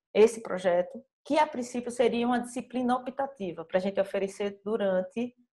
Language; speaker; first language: Portuguese; native; Portuguese